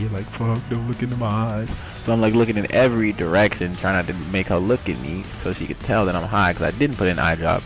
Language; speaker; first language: English; native; English